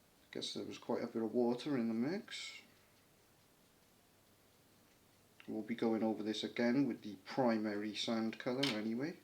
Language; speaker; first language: English; native; English